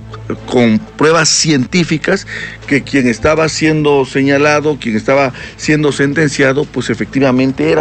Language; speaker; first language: Spanish; native; Spanish